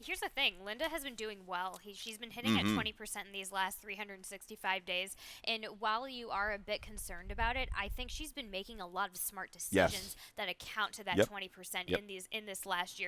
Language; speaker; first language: English; native; English